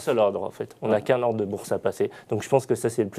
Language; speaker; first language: French; native; French